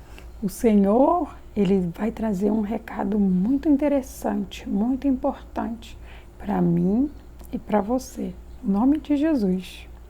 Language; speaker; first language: Portuguese; native; Portuguese